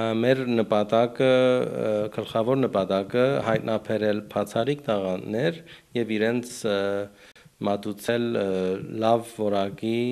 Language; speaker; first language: Armenian; early bilingual, heritage; Armenian